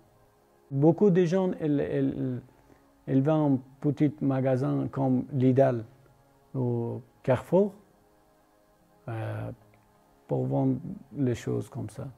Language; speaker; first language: French; non-native, learner; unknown